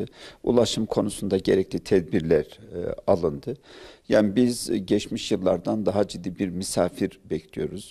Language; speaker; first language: Turkish; native; Turkish